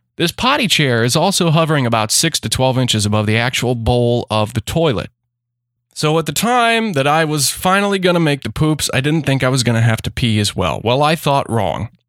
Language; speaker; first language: English; native; English